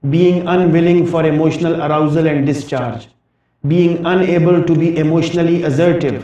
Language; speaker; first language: English; non-native, local second language; Urdu